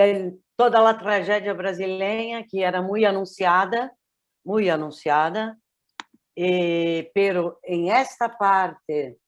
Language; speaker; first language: Spanish; non-native, learner; Portuguese